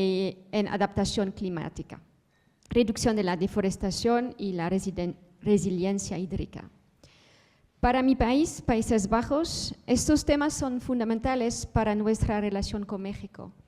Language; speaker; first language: Spanish; non-native, fluent; Dutch